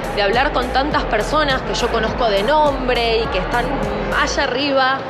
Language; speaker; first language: Spanish; native; Spanish